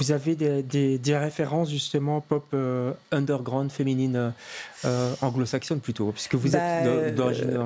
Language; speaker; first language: French; native; French